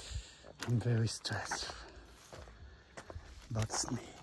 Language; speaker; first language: English; non-native, learner; French